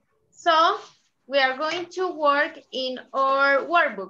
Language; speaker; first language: English; non-native, learner; Spanish